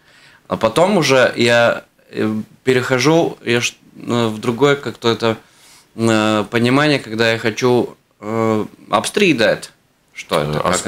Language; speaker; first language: Russian; non-native, fluent; Latvian